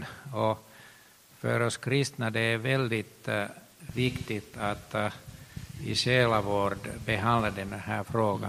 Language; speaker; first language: Swedish; non-native, local second language; Finnish